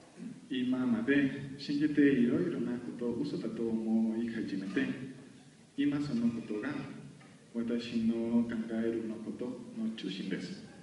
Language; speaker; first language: Japanese; non-native, learner; Spanish